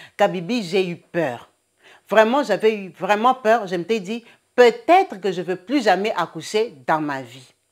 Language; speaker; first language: French; non-native, local second language; Lingala